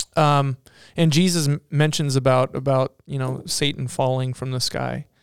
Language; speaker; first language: English; native; English